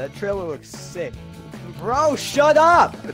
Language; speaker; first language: English; native; English